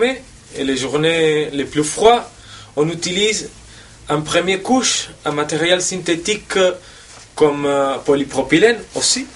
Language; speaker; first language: French; non-native, fluent; Spanish